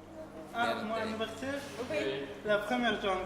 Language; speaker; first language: French; non-native, learner; Pashto